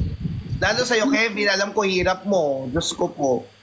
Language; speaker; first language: Filipino; native; Filipino